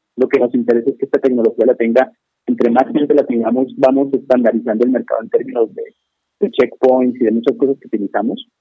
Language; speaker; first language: Spanish; native; Spanish